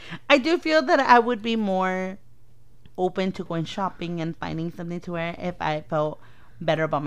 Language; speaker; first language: English; early bilingual, other home language; Spanish